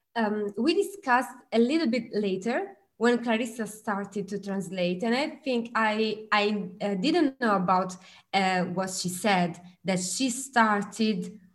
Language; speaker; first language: English; non-native, fluent; Italian